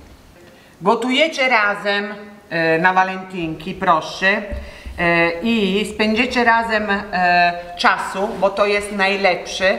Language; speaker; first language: Polish; non-native, learner; Italian